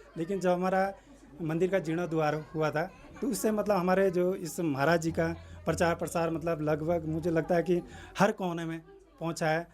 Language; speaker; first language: Hindi; native; Hindi